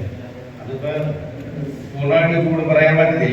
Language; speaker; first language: Malayalam; native; Malayalam